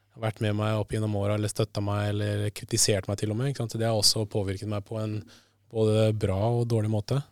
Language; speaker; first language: Norwegian; early bilingual, other home language; Spanish